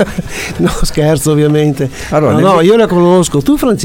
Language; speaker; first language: Italian; native; Italian